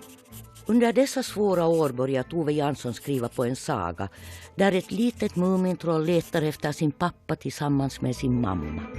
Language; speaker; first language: Swedish; native; Swedish